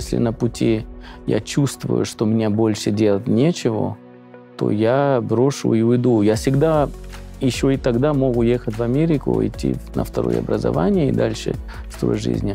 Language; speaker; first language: Russian; non-native, fluent; Punjabi